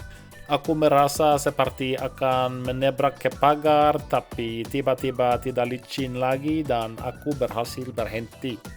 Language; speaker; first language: Indonesian; non-native, fluent; Norwegian